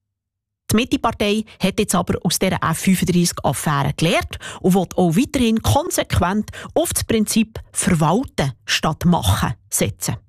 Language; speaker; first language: German; native; German